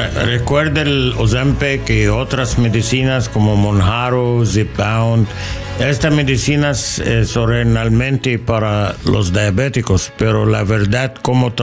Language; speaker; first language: Spanish; non-native, learner; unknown